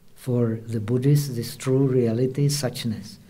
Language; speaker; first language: English; non-native, fluent; Czech